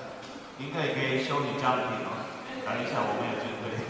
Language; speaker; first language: Chinese; non-native, fluent; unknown